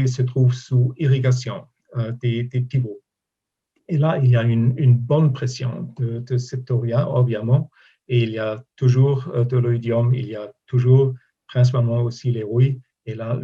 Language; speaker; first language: French; non-native, fluent; German